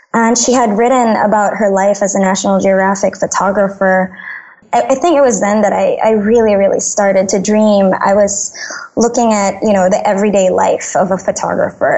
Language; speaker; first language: English; non-native, local second language; Filipino